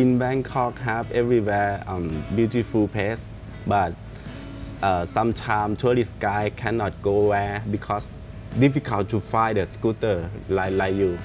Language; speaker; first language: English; non-native, learner; Thai